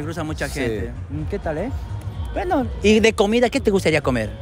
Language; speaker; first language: Spanish; native; Spanish